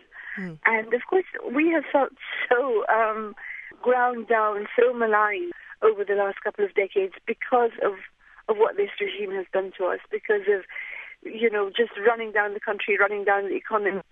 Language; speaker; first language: English; non-native, fluent; Arabic